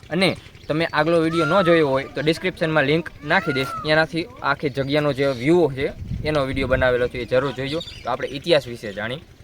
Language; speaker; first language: Gujarati; native; Gujarati